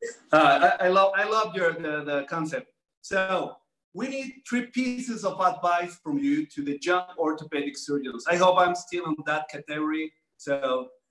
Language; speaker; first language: English; non-native, fluent; Spanish